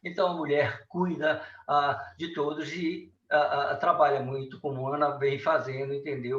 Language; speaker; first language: Portuguese; native; Portuguese